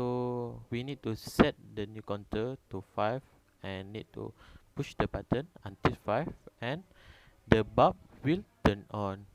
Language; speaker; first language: English; non-native, local second language; Malay